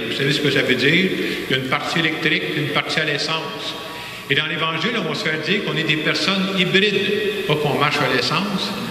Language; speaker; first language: French; native; French